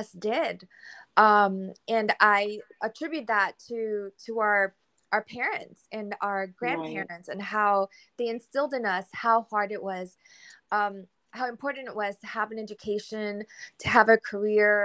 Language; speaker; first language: English; early bilingual, other home language; Spanish